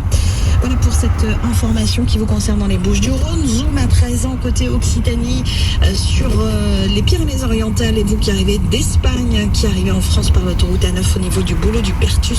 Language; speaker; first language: French; native; French